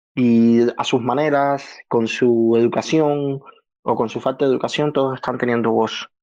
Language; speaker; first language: Spanish; native; Spanish